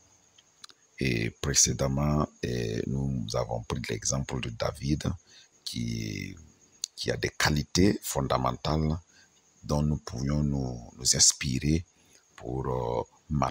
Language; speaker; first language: French; non-native, local second language; Mossi